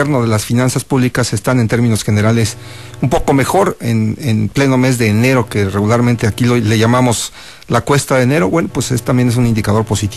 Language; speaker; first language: Spanish; native; Spanish